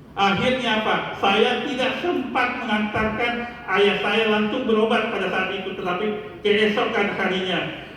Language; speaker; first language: Indonesian; non-native, local second language; Buginese